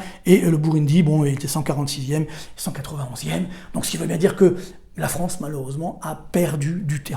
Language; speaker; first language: French; native; French